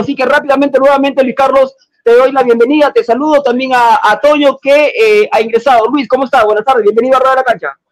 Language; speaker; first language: Spanish; native; Spanish